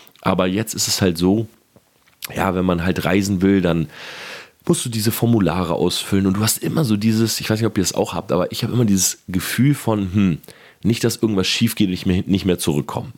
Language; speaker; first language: German; native; German